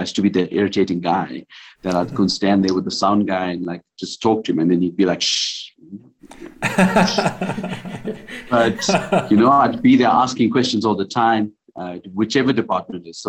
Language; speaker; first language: English; native; English